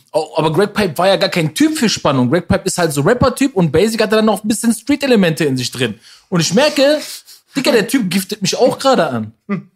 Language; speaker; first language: German; early bilingual, other home language; Persian